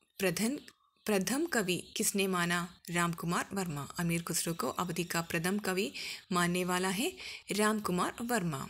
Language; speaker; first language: Hindi; non-native, local second language; Malayalam